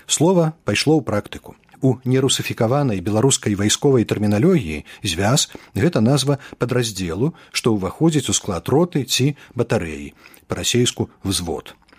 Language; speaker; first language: Belarusian; native; Belarusian